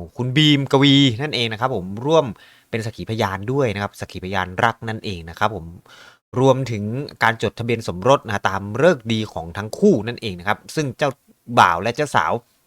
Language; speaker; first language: Thai; native; Thai